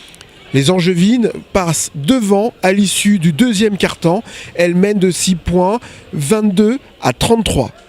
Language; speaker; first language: French; native; French